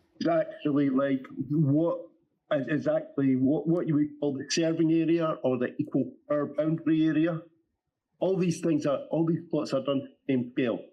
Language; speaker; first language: English; native; English